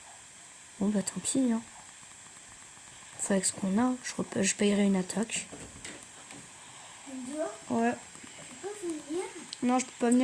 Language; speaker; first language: French; native; French